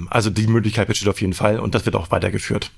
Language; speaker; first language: German; native; German